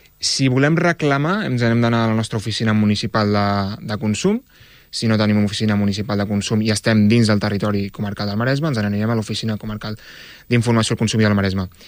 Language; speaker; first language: Catalan; early bilingual, other home language; Arabic